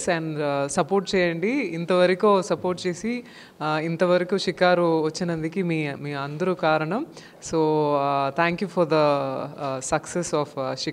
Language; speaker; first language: Telugu; non-native, fluent; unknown